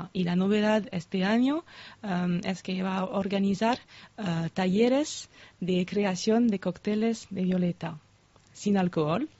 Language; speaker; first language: Spanish; non-native, fluent; French